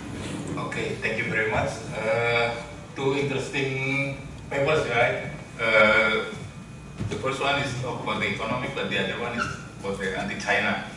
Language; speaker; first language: English; non-native, learner; Indonesian